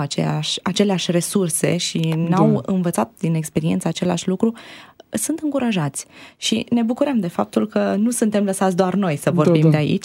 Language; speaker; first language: Romanian; native; Romanian